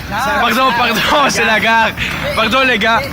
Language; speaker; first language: French; non-native, learner; Dutch